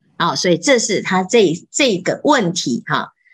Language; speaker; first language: Chinese; native; Chinese